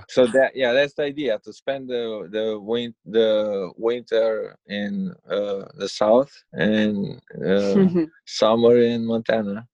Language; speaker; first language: English; non-native, fluent; Romanian